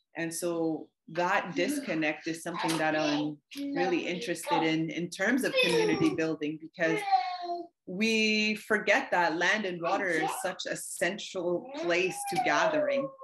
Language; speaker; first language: English; native; English